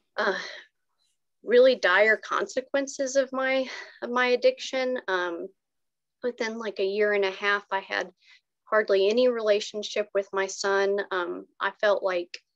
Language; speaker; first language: English; native; English